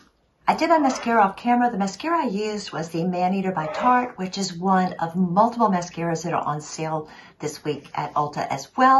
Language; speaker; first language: English; native; English